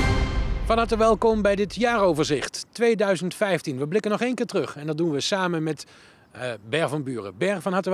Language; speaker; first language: Dutch; native; Dutch